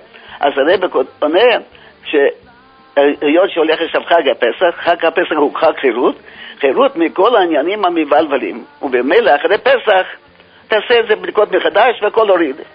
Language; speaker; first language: Hebrew; non-native, fluent; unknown